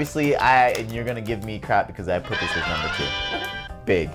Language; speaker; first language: English; native; English